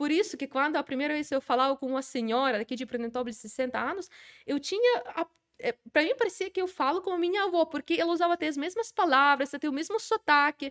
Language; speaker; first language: Portuguese; non-native, fluent; Ukrainian